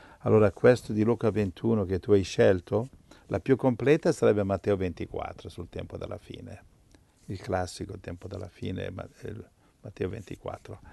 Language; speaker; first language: Italian; native; Italian